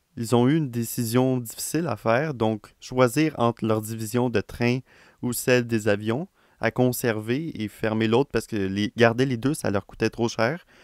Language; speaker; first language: French; native; French